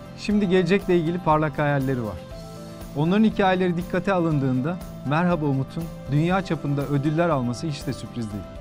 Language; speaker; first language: Turkish; native; Turkish